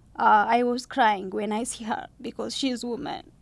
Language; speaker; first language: English; non-native, learner; Amharic